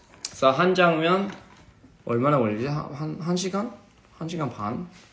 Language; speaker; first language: Korean; early bilingual, heritage; Korean